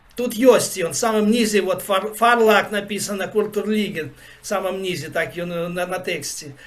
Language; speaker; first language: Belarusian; native; Belarusian